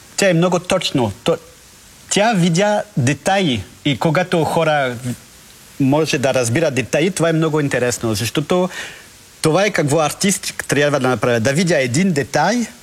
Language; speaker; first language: Bulgarian; non-native, learner; French